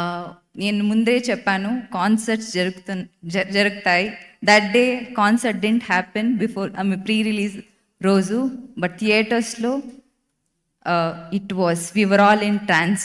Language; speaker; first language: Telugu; non-native, learner; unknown